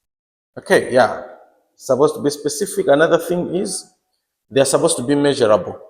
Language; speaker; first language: English; non-native, local second language; Nyanja